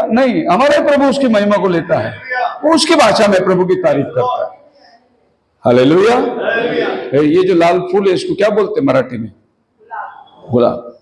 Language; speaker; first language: Hindi; non-native, local second language; Tamil